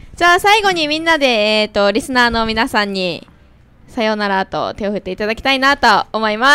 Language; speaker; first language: Japanese; native; Japanese